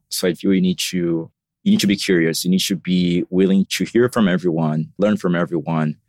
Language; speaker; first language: English; non-native, fluent; Portuguese